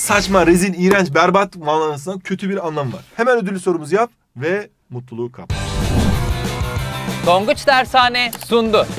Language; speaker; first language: Turkish; native; Turkish